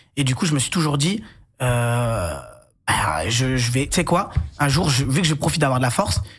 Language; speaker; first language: French; native; French